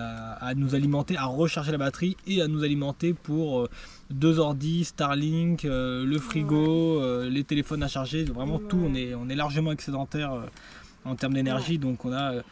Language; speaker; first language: French; native; French